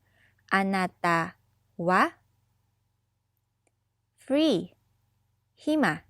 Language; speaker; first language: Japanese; non-native, fluent; English